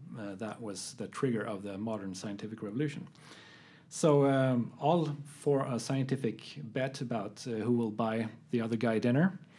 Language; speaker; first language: English; non-native, fluent; Swedish